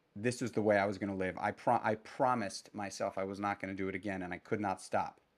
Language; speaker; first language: English; native; English